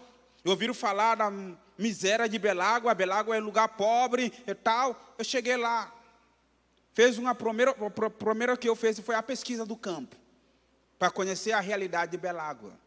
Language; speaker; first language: Portuguese; non-native, fluent; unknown